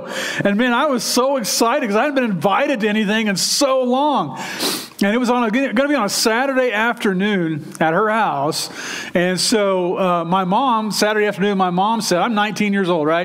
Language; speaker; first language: English; native; English